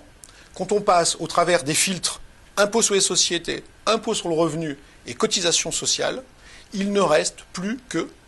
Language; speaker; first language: French; native; French